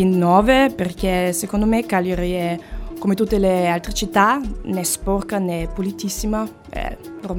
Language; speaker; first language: Italian; non-native, fluent; German